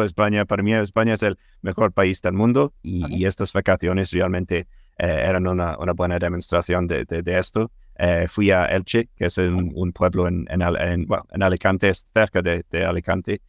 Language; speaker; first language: Spanish; non-native, fluent; English